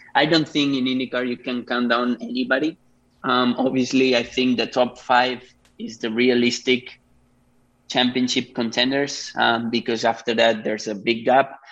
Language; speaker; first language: English; non-native, fluent; Spanish